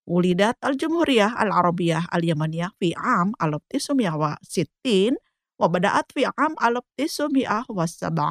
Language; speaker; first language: Arabic; non-native, fluent; Indonesian